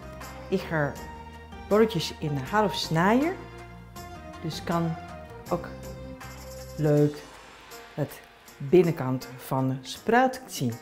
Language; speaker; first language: Dutch; non-native, learner; Japanese